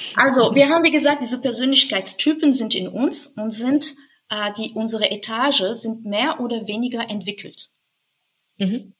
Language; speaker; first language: German; non-native, fluent; French